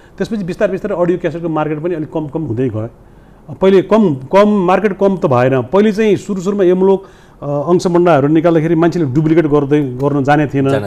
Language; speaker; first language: Nepali; non-native, local second language; Newari